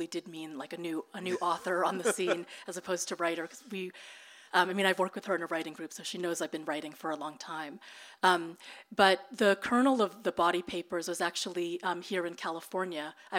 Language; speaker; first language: English; early bilingual, other home language; Filipino